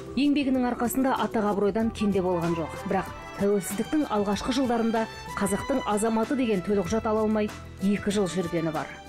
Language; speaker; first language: Kazakh; native; Kazakh